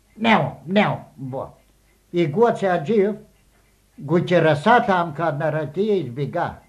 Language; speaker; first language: Macedonian; native; Macedonian